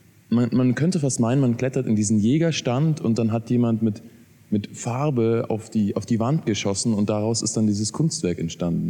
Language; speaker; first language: German; native; German